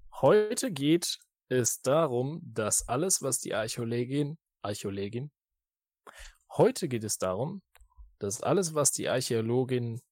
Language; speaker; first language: German; native; German